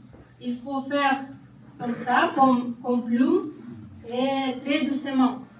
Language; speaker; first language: French; non-native, learner; Kazakh